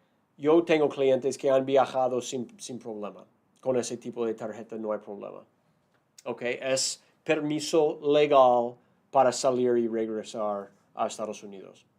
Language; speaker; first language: Spanish; non-native, fluent; English